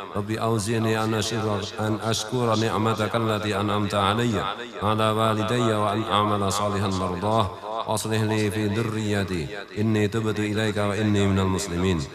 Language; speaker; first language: Arabic; non-native, fluent; Indonesian